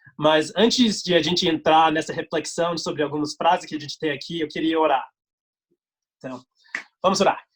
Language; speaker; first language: Portuguese; non-native, fluent; English